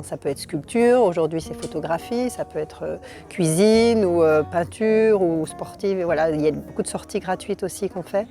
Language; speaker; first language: French; native; French